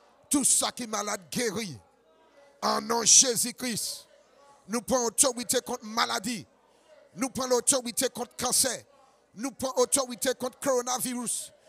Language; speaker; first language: French; non-native, local second language; Guadeloupean Creole French